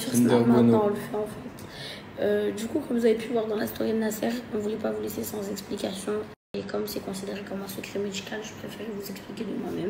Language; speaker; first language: French; native; French